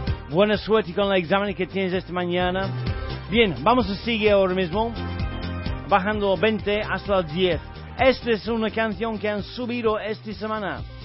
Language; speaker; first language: Spanish; non-native, fluent; English